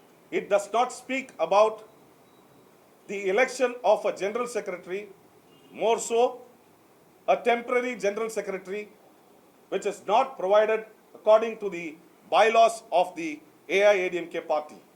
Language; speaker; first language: English; non-native, local second language; Tamil